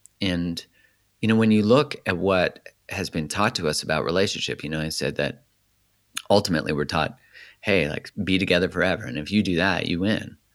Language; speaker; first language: English; native; English